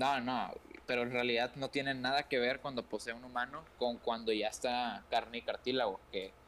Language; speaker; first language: Spanish; native; Spanish